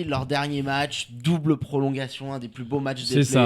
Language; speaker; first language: French; native; French